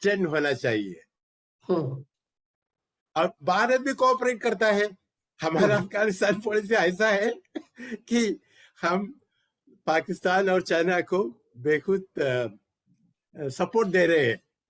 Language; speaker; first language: Hindi; non-native, local second language; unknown